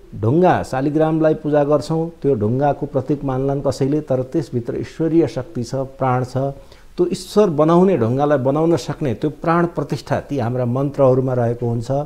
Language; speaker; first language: Nepali; native; Nepali